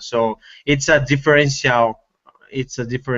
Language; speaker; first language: English; non-native, learner; Portuguese